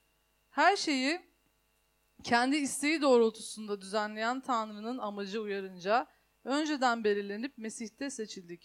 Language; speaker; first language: Turkish; native; Turkish